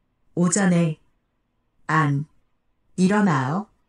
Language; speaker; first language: Korean; non-native, learner; Japanese